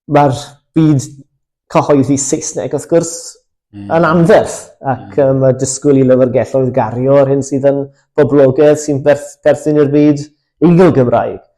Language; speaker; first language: Welsh; native; Welsh